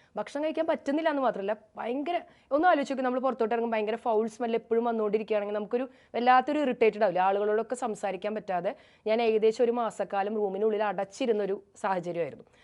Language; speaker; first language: Malayalam; native; Malayalam